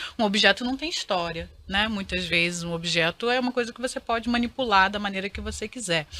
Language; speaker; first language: Portuguese; native; Portuguese